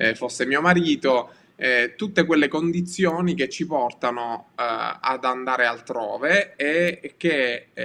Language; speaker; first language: Italian; native; Italian